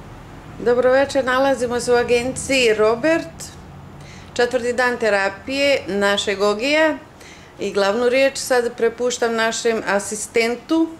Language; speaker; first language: Bosnian; native; Bosnian